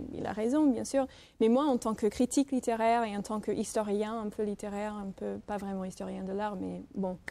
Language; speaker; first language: French; non-native, fluent; English